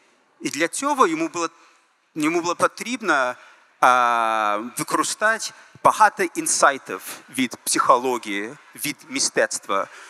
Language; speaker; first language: Ukrainian; early bilingual, heritage; Ukrainian